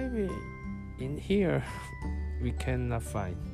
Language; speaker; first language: English; non-native, learner; Korean